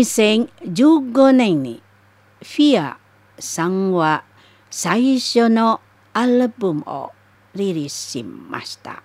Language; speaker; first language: Japanese; non-native, learner; Indonesian